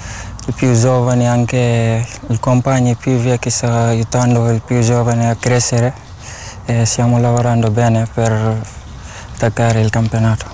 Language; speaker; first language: Italian; non-native, learner; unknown